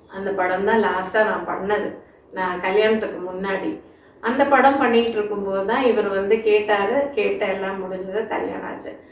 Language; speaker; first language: Tamil; non-native, local second language; Malayalam